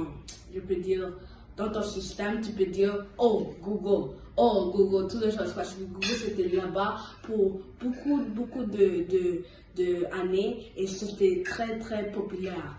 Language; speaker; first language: French; early bilingual, heritage; French